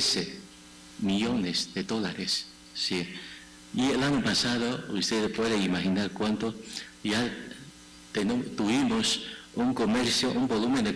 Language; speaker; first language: Spanish; non-native, fluent; Chinese